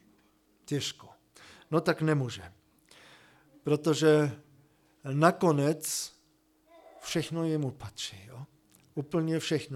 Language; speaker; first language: Czech; non-native, fluent; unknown